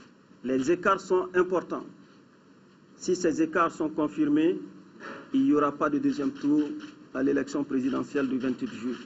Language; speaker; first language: French; non-native, local second language; Bambara